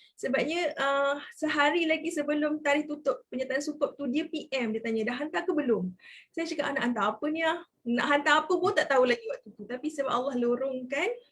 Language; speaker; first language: Malay; native; Malay